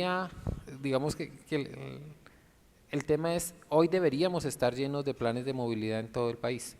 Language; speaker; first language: Spanish; native; Spanish